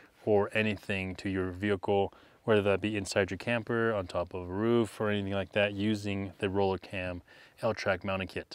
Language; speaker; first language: English; native; English